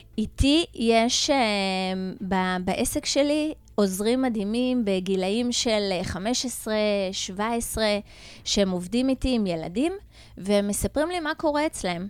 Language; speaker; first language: Hebrew; native; Hebrew